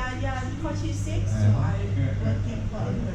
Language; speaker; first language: English; non-native, learner; Thai